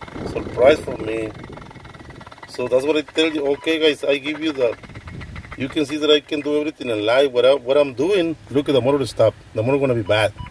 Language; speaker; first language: English; non-native, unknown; Spanish